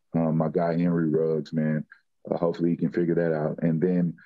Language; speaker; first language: English; native; English